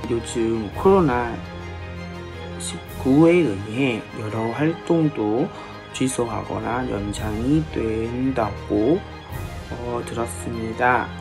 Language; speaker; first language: Korean; non-native, learner; Vietnamese